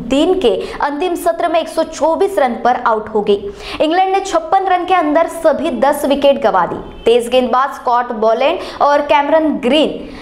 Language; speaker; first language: Hindi; non-native, local second language; Marathi